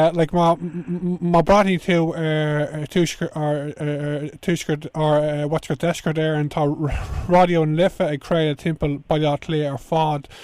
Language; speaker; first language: Irish; native; Irish